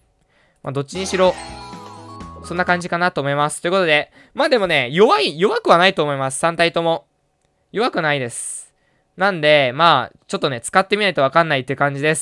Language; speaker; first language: Japanese; native; Japanese